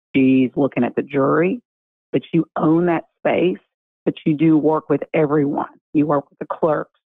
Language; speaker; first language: English; native; English